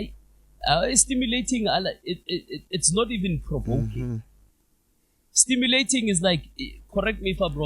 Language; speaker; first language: English; non-native, local second language; Zulu